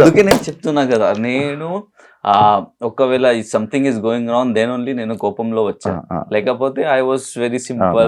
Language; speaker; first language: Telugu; non-native, learner; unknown